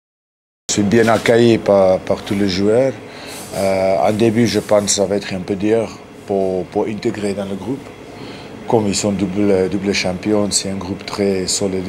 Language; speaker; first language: French; non-native, learner; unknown